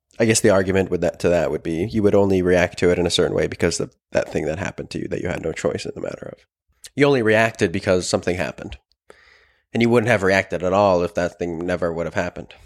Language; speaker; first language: English; native; English